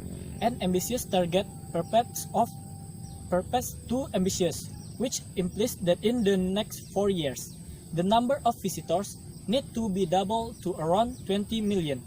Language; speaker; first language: English; non-native, learner; Indonesian